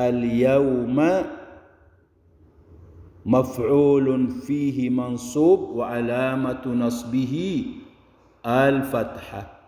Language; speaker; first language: Arabic; non-native, fluent; Filipino